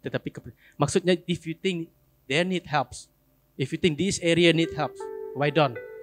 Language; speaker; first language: English; non-native, local second language; Malay